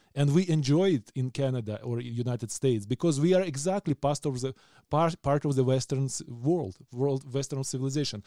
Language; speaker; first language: English; non-native, fluent; Ukrainian